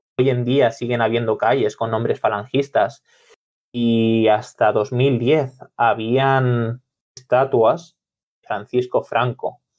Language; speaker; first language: Spanish; non-native, local second language; Catalan